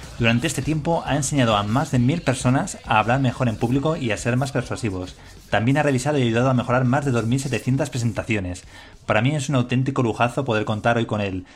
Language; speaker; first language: Spanish; native; Spanish